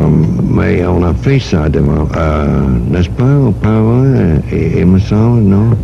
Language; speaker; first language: French; non-native, fluent; English